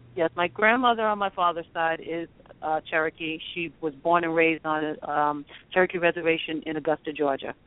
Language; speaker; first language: English; native; English